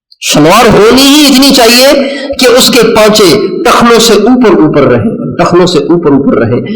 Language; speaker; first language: Urdu; non-native, local second language; Sindhi